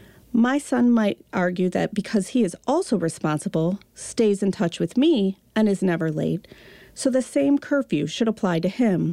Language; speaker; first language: English; native; English